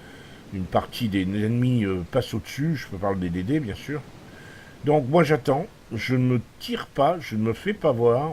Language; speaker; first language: French; native; French